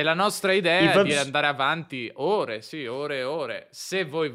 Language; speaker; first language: Italian; native; Italian